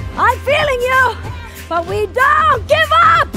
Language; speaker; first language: English; native; English